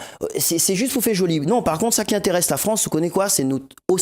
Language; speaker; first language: French; non-native, local second language; Réunion Creole French